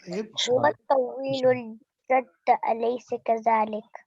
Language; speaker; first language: Arabic; non-native, learner; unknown